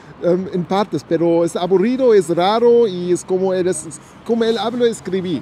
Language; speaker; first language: Spanish; non-native, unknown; German